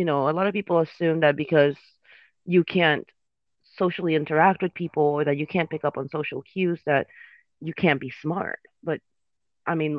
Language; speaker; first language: English; non-native, fluent; Spanish